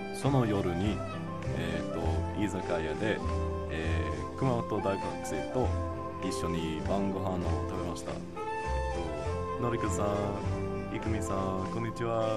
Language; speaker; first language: Japanese; non-native, learner; English